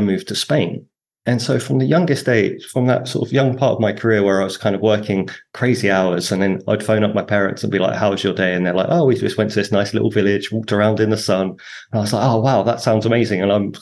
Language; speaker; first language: English; native; English